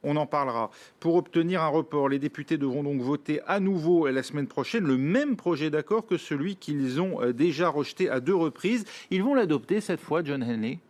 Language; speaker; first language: French; native; French